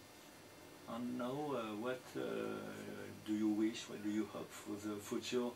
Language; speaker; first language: English; non-native, learner; French